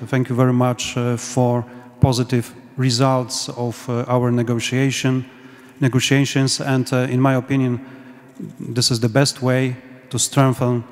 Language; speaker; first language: English; non-native, learner; Polish